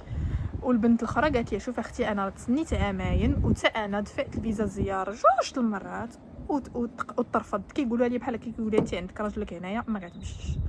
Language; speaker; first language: Arabic; native; Arabic